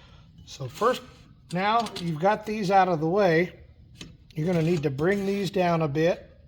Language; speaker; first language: English; native; English